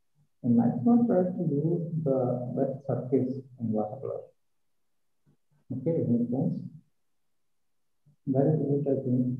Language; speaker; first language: English; non-native, learner; Malayalam